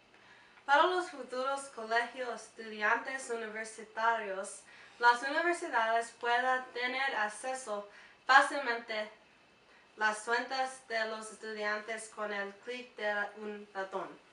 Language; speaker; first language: Spanish; non-native, learner; English